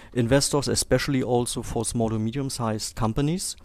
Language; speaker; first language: English; non-native, fluent; German